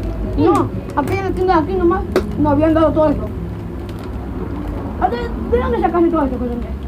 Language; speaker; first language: Spanish; native; Spanish